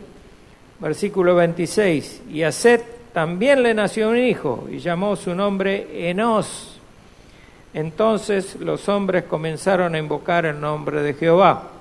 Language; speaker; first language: Spanish; native; Spanish